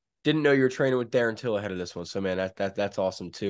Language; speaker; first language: English; native; English